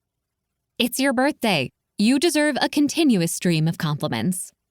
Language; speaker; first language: English; native; English